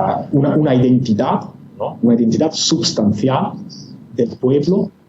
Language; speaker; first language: Spanish; non-native, fluent; Italian